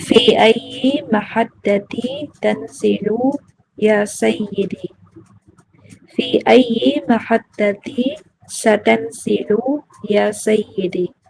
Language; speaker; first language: Arabic; non-native, learner; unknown